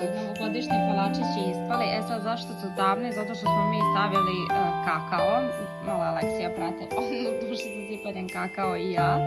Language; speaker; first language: Bosnian; native; Bosnian